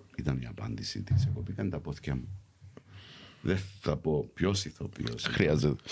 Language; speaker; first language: Greek; early bilingual, heritage; Greek